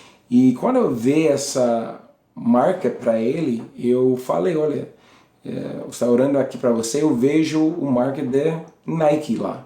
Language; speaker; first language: Portuguese; non-native, learner; English